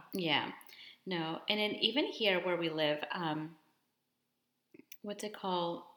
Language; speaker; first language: English; early bilingual, other home language; Spanish